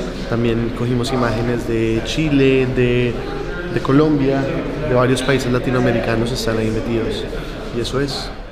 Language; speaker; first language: Spanish; native; Spanish